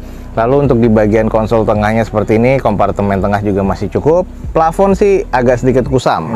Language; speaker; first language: Indonesian; native; Indonesian